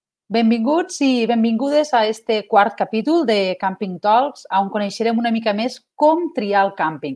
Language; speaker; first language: Catalan; native; Catalan